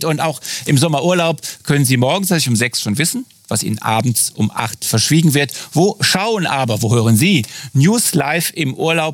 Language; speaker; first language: German; native; German